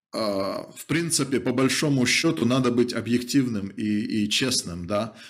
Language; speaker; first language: Russian; native; Russian